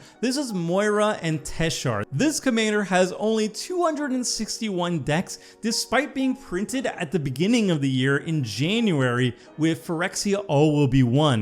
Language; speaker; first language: English; native; English